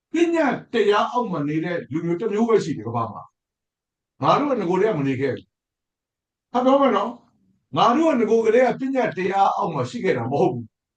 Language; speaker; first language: Burmese; non-native, local second language; S'gaw Karen